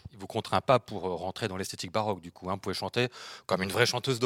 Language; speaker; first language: French; native; French